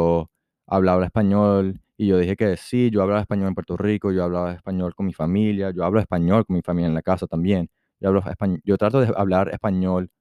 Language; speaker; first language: Spanish; early bilingual, heritage; Spanish